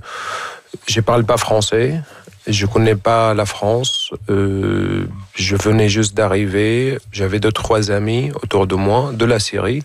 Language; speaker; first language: French; non-native, fluent; Arabic